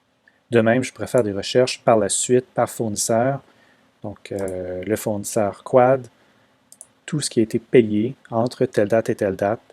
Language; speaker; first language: French; native; French